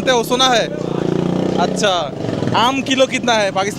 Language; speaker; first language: Hindi; non-native, learner; Bangla